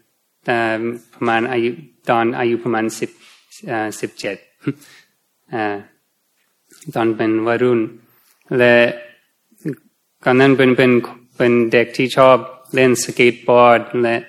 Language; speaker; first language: Thai; non-native, fluent; English